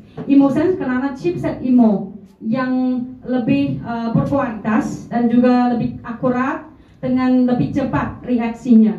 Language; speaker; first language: Indonesian; non-native, learner; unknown